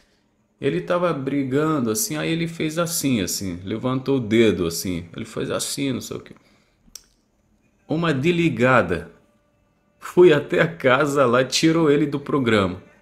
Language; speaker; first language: Portuguese; non-native, fluent; Arabic